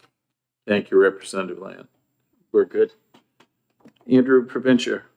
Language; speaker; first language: English; native; English